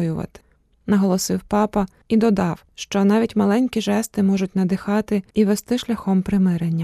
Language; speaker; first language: Ukrainian; native; Ukrainian